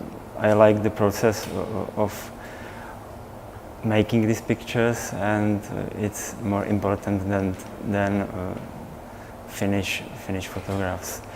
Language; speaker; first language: English; non-native, fluent; Czech